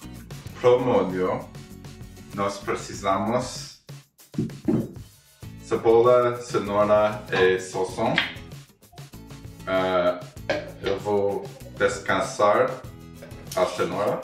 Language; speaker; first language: Portuguese; non-native, learner; English